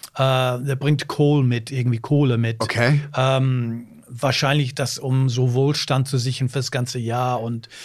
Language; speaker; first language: German; non-native, fluent; English